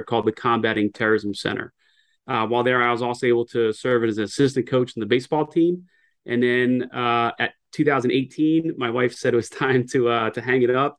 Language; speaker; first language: English; native; English